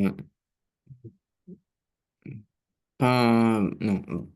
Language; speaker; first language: French; non-native, learner; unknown